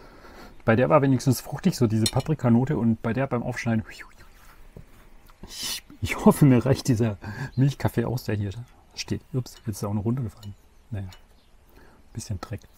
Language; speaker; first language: German; native; German